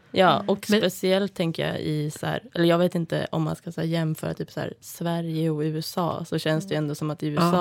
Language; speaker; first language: Swedish; native; Swedish